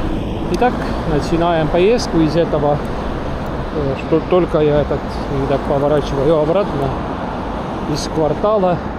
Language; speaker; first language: Russian; non-native, local second language; Estonian